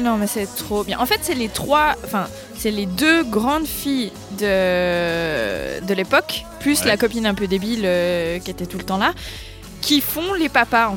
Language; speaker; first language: French; native; French